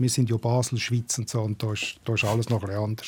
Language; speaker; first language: German; native; German